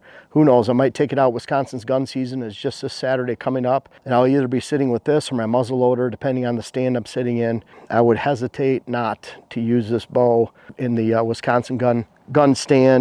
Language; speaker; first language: English; native; English